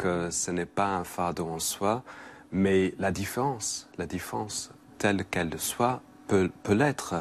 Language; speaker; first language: French; non-native, fluent; English